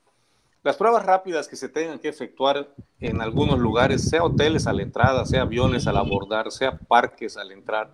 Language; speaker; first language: Spanish; native; Spanish